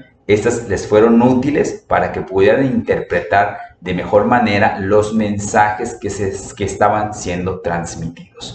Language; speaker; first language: Spanish; native; Spanish